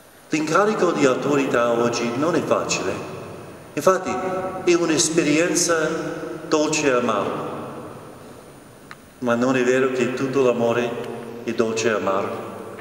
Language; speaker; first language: Italian; non-native, fluent; English